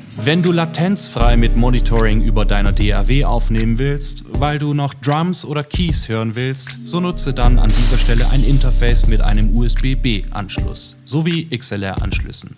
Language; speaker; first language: German; native; German